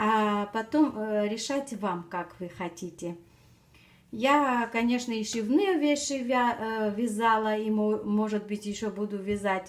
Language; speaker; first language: Russian; non-native, fluent; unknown